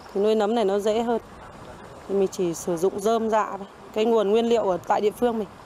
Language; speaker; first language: Vietnamese; native; Vietnamese